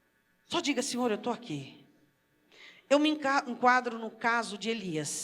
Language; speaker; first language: Portuguese; native; Portuguese